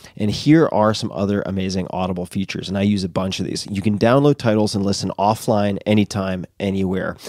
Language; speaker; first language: English; native; English